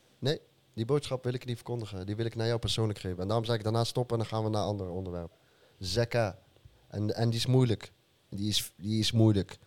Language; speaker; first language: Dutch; early bilingual, other home language; Arabic